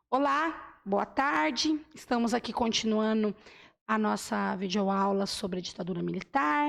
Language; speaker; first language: Portuguese; native; Portuguese